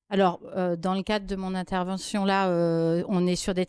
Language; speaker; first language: French; native; French